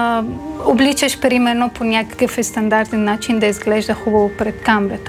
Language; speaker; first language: Bulgarian; non-native, learner; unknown